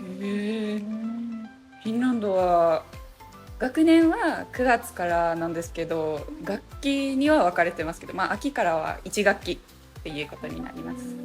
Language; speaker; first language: Japanese; non-native, fluent; Finnish